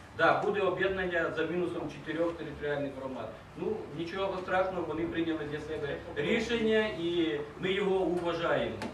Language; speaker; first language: Ukrainian; native; Ukrainian